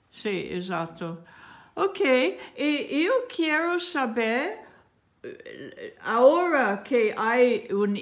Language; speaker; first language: Spanish; non-native, learner; English